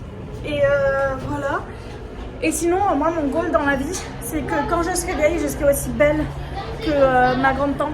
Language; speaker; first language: French; native; French